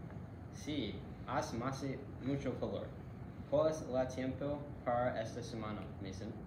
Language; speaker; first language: Spanish; non-native, learner; English